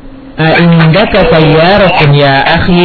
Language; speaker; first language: Arabic; non-native, fluent; Indonesian